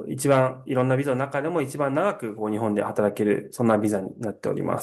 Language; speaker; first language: Japanese; native; Japanese